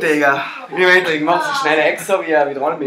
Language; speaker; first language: German; native; German